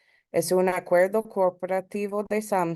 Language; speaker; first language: Spanish; early bilingual, heritage; Spanish